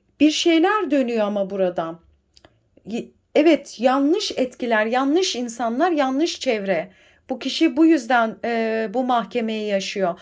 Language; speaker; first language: Turkish; native; Turkish